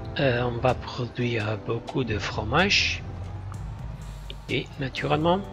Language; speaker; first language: French; non-native, fluent; Italian